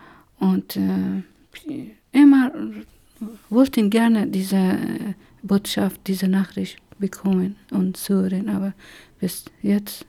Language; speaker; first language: German; non-native, learner; Persian